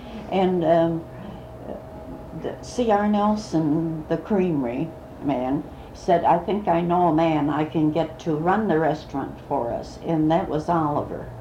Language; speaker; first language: English; early bilingual, other home language; Swedish